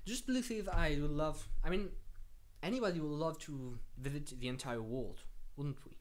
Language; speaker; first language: English; non-native, fluent; French